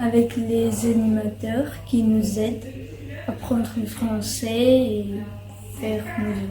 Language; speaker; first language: French; early bilingual, other home language; Chechen